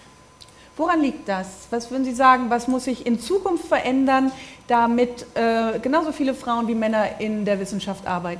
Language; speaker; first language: German; native; German